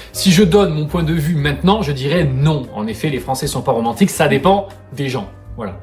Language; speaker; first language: French; native; French